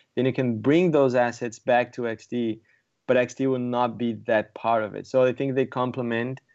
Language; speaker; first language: English; non-native, fluent; Portuguese